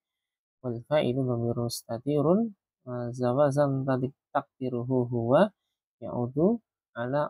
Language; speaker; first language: Arabic; non-native, fluent; Indonesian